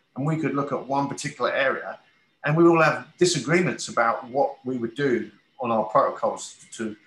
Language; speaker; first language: English; native; English